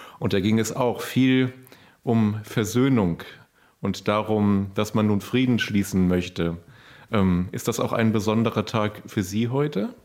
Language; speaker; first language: German; native; German